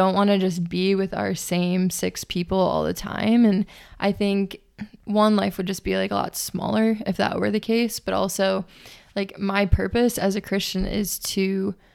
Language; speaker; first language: English; native; English